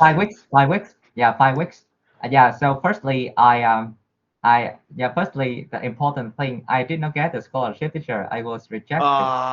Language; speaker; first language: English; non-native, learner; Vietnamese